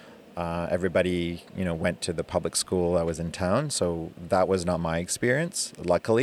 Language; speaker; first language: English; non-native, fluent; French